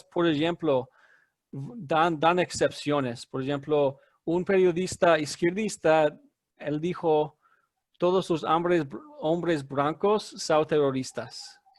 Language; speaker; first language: Spanish; non-native, fluent; English